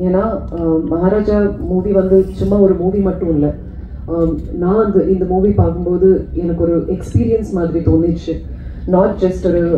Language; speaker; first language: Tamil; non-native, learner; Malayalam